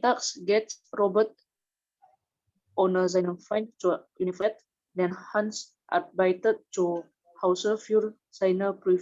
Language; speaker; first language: German; non-native, learner; Indonesian